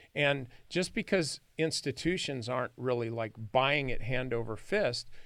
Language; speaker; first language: English; native; English